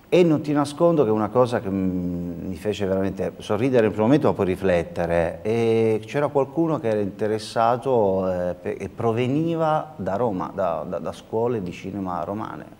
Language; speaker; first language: Italian; native; Italian